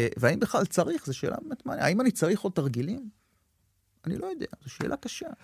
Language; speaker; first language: Hebrew; native; Hebrew